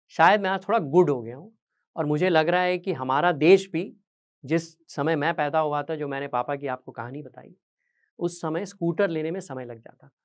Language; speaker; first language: Hindi; native; Hindi